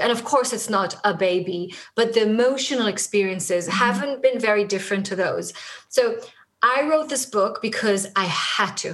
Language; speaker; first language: English; non-native, fluent; Hebrew